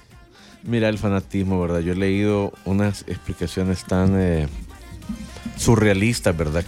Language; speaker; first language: Spanish; native; Spanish